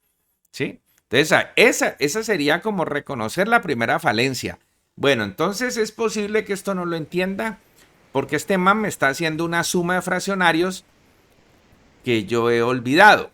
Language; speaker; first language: Spanish; native; Spanish